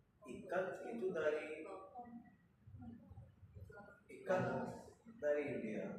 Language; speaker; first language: Indonesian; non-native, fluent; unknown